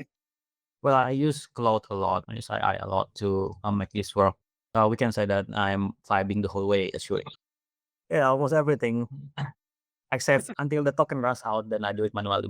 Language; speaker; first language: English; non-native, fluent; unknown